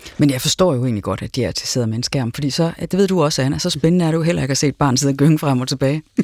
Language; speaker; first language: Danish; native; Danish